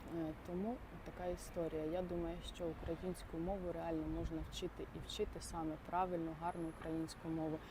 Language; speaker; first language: Ukrainian; non-native, local second language; Russian